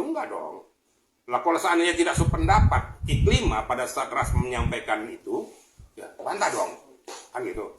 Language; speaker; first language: Indonesian; native; Indonesian